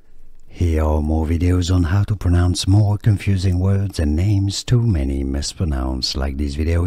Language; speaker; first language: English; non-native, fluent; French